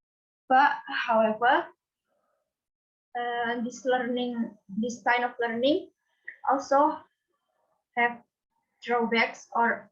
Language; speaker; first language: English; non-native, fluent; Indonesian